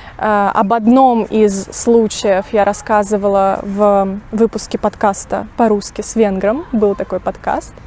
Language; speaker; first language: Russian; native; Russian